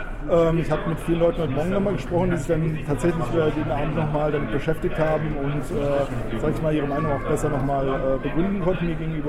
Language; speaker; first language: German; native; German